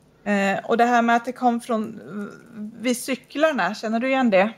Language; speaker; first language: Swedish; native; Swedish